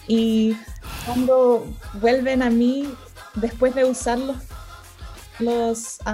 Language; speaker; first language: Spanish; early bilingual, heritage; Spanish